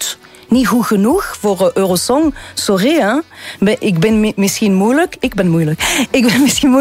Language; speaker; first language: Dutch; non-native, local second language; French